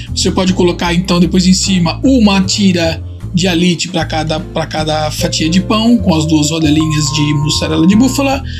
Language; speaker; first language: Portuguese; non-native, fluent; Italian